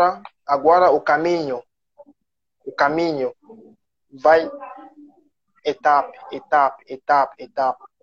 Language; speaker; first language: Portuguese; non-native, learner; French